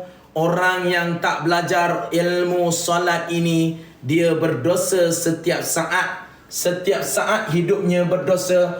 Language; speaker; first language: Malay; native; Malay